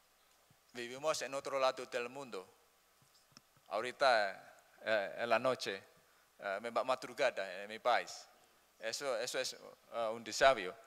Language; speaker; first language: Spanish; non-native, learner; Indonesian